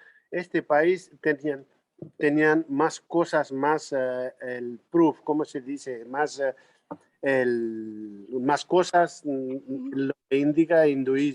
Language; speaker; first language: Spanish; non-native, learner; Nepali